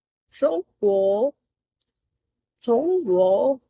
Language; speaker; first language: Chinese; non-native, learner; Filipino